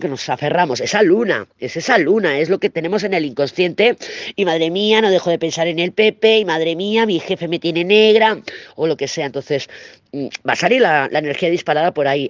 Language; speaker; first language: Spanish; native; Spanish